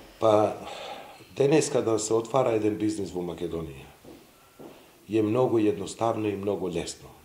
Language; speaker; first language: Macedonian; non-native, local second language; Serbian